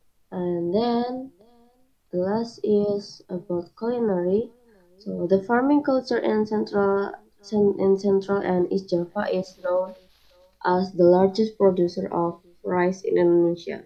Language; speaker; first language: English; non-native, learner; Indonesian